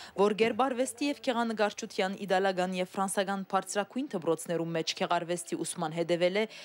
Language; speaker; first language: Armenian; early bilingual, heritage; Armenian